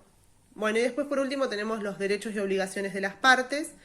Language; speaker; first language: Spanish; native; Spanish